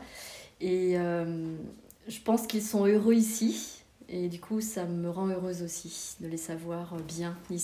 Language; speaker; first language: French; native; French